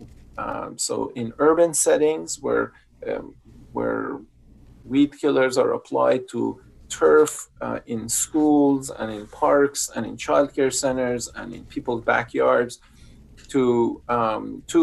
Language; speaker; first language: English; non-native, fluent; Persian